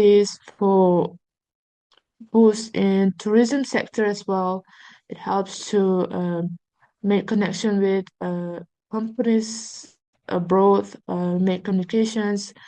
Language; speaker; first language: English; non-native, fluent; Uzbek